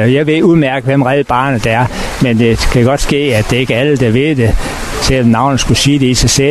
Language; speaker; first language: Danish; native; Danish